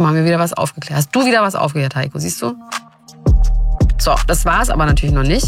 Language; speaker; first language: German; native; German